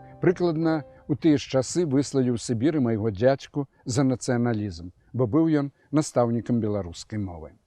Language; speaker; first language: Belarusian; native; Belarusian